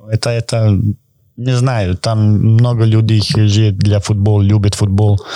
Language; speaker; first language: Russian; non-native, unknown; Croatian